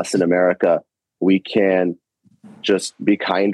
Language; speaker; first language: English; native; English